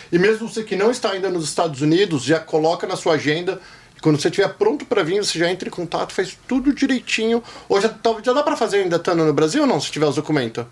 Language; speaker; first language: Portuguese; native; Portuguese